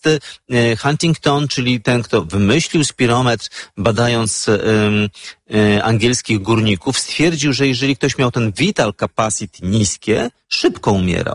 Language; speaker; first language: Polish; native; Polish